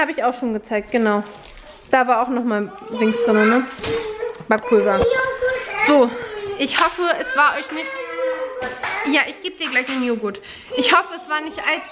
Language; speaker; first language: German; native; German